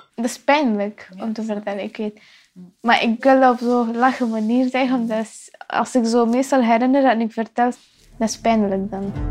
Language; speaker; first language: Dutch; non-native, fluent; Persian